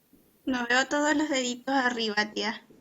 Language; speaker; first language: Spanish; native; Spanish